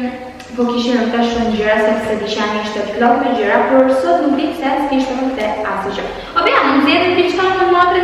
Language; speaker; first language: Albanian; early bilingual, heritage; Albanian